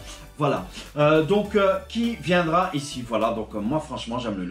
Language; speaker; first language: French; native; French